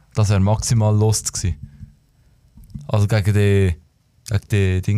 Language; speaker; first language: German; native; German